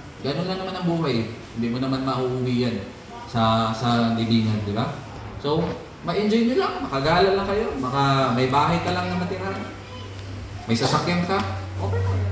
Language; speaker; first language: Filipino; non-native, local second language; Cebuano